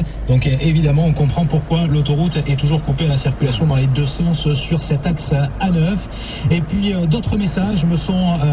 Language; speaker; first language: French; native; French